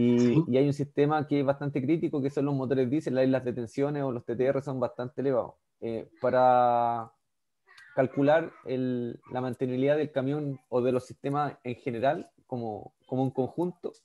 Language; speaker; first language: Spanish; native; Spanish